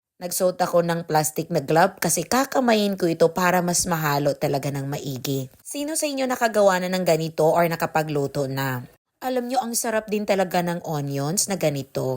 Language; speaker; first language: Filipino; native; Filipino